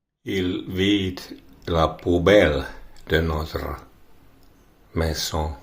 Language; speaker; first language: French; non-native, learner; Finnish